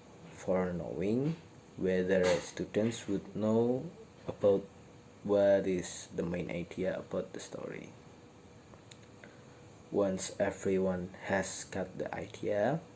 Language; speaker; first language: English; non-native, learner; Indonesian